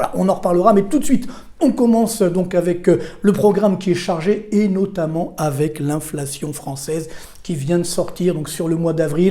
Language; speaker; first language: French; native; French